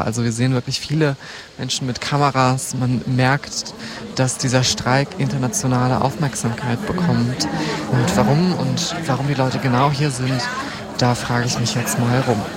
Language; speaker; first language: German; native; German